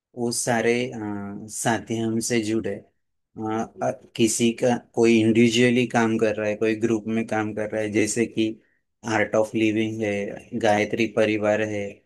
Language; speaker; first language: Hindi; non-native, local second language; Marathi